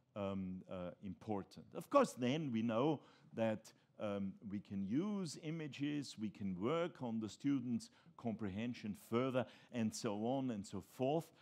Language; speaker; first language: English; non-native, fluent; German